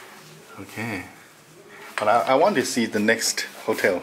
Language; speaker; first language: English; non-native, learner; Chinese